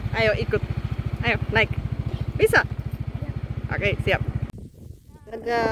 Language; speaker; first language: Indonesian; non-native, fluent; Czech